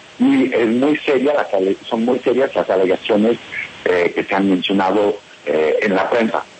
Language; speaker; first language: Spanish; non-native, fluent; English